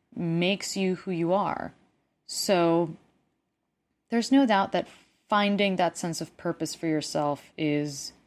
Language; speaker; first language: English; non-native, fluent; Spanish